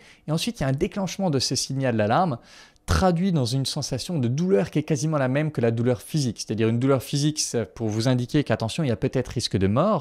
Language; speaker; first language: French; native; French